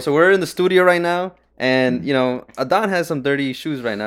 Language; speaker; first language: English; early bilingual, other home language; Spanish